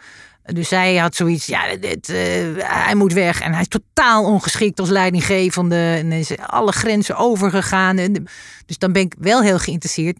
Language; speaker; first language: Dutch; native; Dutch